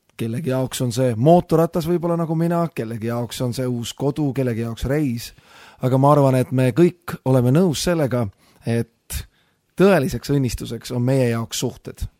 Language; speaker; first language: Estonian; native; Estonian